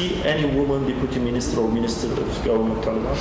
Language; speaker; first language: English; non-native, learner; Turkish